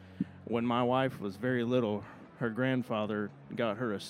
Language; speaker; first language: English; native; English